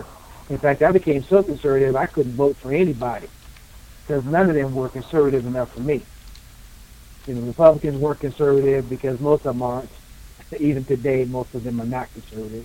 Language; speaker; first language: English; native; English